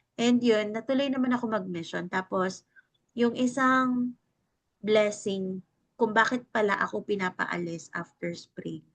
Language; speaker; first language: Filipino; native; Filipino